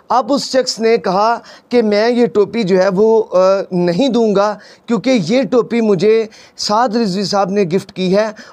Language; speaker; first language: Urdu; non-native, local second language; Punjabi